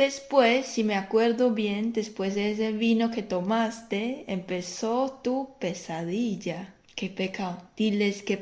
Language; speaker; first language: Spanish; non-native, fluent; Chinese